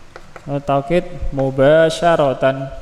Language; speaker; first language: Arabic; non-native, fluent; Indonesian